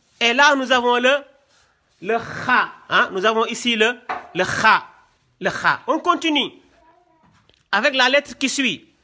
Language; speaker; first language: French; non-native, local second language; Wolof